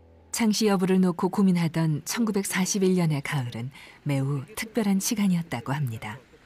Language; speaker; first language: Korean; non-native, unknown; Japanese